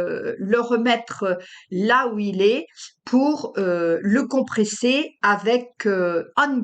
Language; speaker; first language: French; native; French